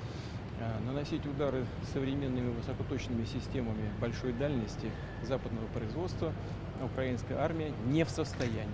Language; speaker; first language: Russian; native; Russian